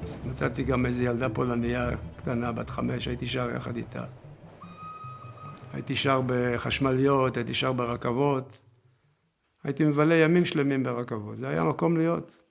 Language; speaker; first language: Hebrew; early bilingual, other home language; Yiddish